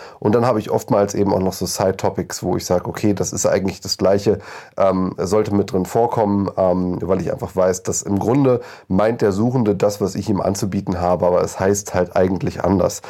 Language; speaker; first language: German; native; German